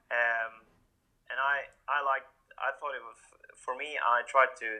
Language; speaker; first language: English; non-native, fluent; Norwegian